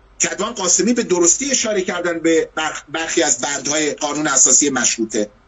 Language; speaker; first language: Persian; non-native, local second language; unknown